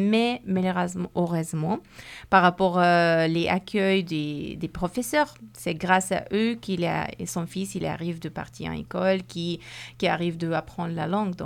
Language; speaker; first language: French; non-native, fluent; Persian